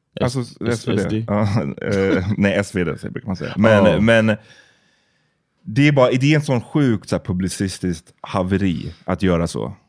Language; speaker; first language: Swedish; native; Swedish